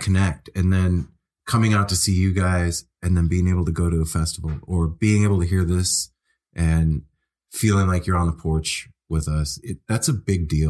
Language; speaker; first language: English; native; English